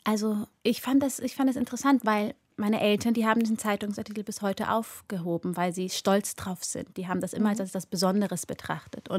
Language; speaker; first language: German; early bilingual, other home language; Amharic